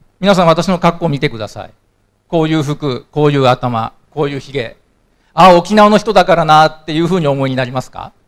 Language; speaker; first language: Japanese; native; Japanese